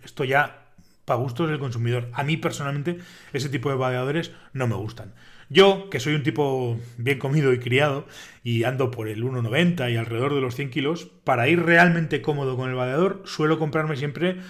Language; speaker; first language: Spanish; native; Spanish